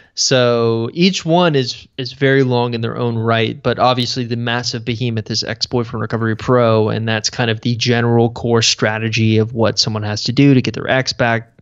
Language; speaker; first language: English; native; English